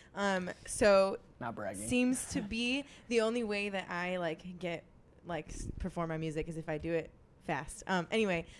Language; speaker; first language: English; native; English